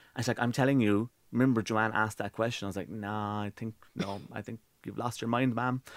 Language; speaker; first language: English; native; English